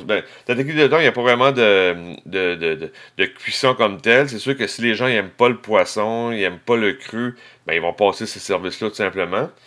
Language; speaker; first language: French; native; French